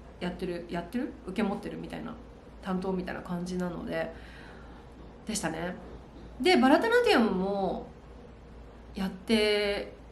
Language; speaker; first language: Japanese; native; Japanese